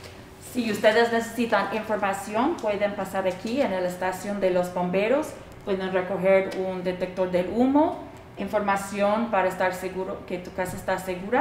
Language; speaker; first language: Spanish; early bilingual, heritage; Spanish